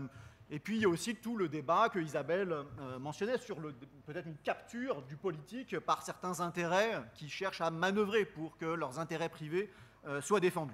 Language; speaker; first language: French; native; French